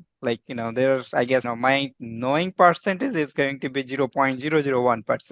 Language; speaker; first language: English; non-native, fluent; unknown